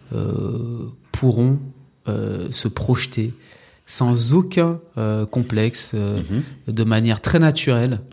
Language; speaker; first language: French; native; French